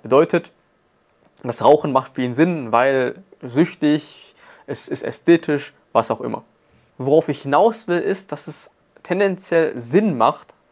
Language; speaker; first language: German; native; German